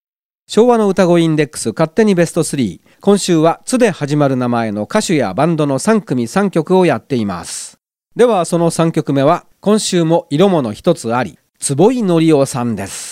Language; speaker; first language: Japanese; native; Japanese